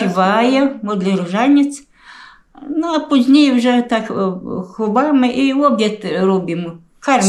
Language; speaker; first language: Polish; early bilingual, heritage; Polish